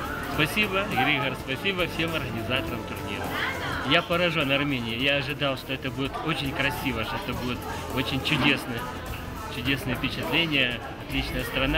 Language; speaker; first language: Russian; native; Russian